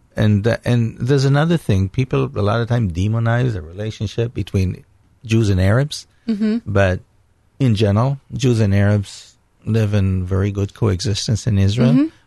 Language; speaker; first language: English; non-native, fluent; Hebrew